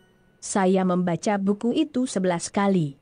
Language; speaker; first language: Indonesian; non-native, learner; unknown